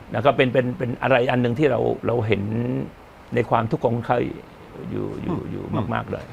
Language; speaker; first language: Thai; native; Thai